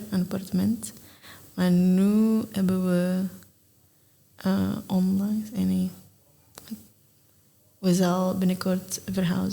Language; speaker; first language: Dutch; non-native, learner; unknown